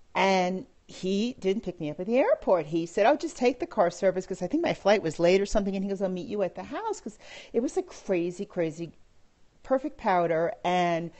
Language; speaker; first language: English; native; English